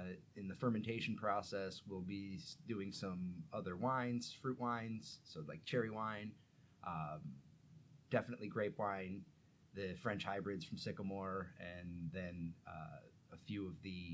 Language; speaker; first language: English; native; English